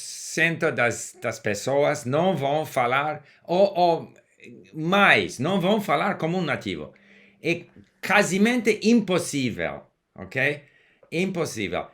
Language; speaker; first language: Portuguese; non-native, learner; English